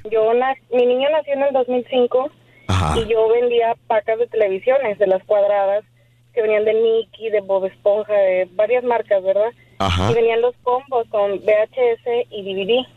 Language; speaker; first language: Spanish; native; Spanish